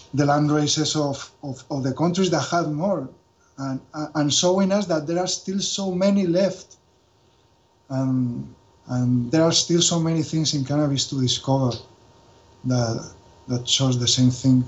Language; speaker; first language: English; non-native, fluent; Spanish